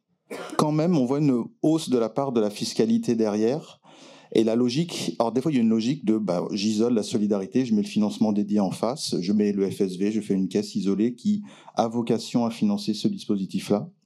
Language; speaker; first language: French; native; French